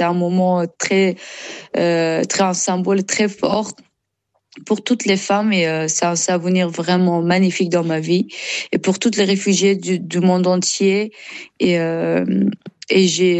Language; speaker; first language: French; non-native, learner; Persian